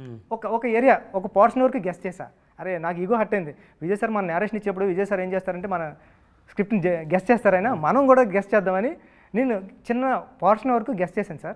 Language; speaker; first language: Telugu; native; Telugu